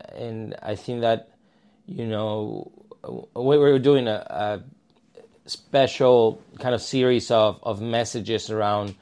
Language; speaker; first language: English; non-native, fluent; Spanish